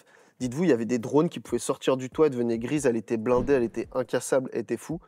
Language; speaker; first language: French; native; French